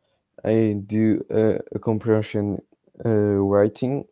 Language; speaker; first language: English; non-native, learner; French